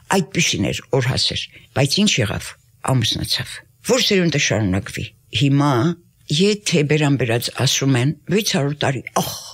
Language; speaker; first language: Armenian; native; Armenian